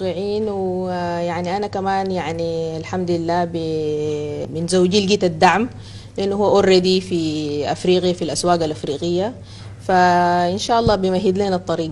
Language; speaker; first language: Arabic; native; Arabic